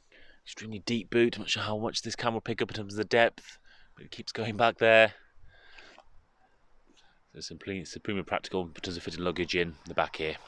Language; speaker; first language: English; native; English